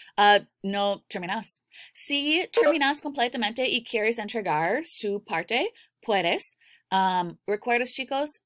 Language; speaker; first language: Spanish; non-native, learner; English